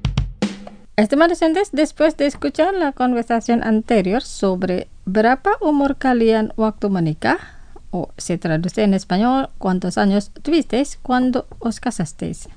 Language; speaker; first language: Spanish; non-native, fluent; Indonesian